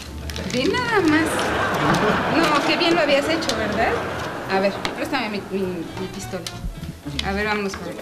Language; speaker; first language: Spanish; native; Spanish